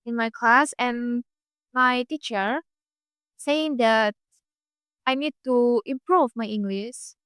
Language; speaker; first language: English; non-native, fluent; Indonesian